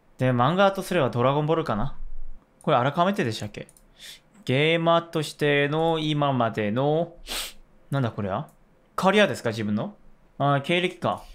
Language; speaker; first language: Japanese; non-native, fluent; Korean